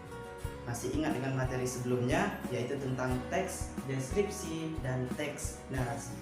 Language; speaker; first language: Indonesian; native; Indonesian